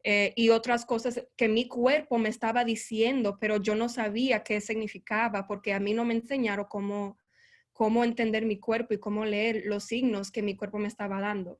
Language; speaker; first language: Spanish; early bilingual, heritage; Spanish